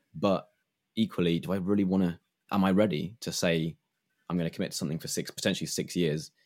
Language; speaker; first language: English; native; English